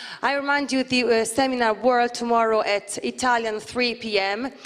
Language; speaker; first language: English; non-native, fluent; Italian